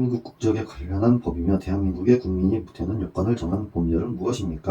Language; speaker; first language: Korean; native; Korean